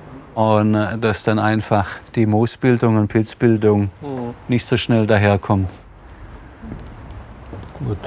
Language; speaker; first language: German; native; German